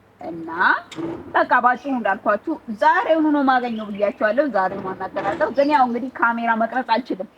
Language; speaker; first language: Amharic; native; Amharic